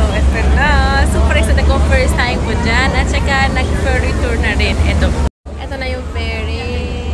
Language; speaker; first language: Filipino; non-native, learner; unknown